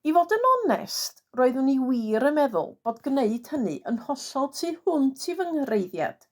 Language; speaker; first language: Welsh; non-native, fluent; English